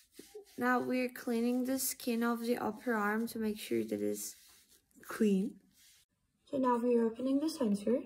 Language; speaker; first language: English; non-native, fluent; Turkish